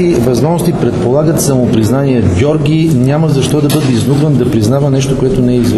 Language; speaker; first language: Bulgarian; native; Bulgarian